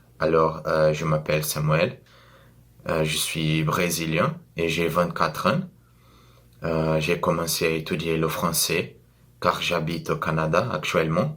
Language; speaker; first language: French; non-native, learner; Portuguese